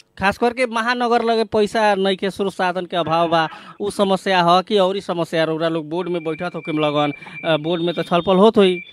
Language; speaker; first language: Bhojpuri; native; Bhojpuri